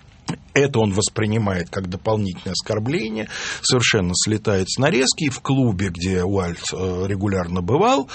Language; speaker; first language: Russian; native; Russian